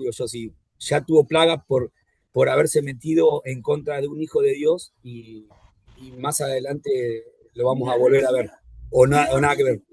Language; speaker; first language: Spanish; native; Spanish